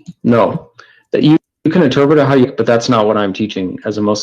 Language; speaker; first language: English; native; English